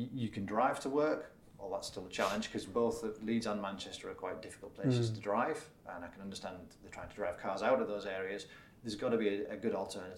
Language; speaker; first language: English; native; English